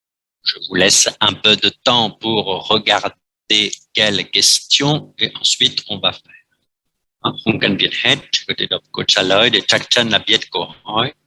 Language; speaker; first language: French; non-native, fluent; Vietnamese